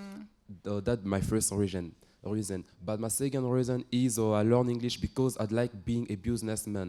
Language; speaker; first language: English; non-native, learner; French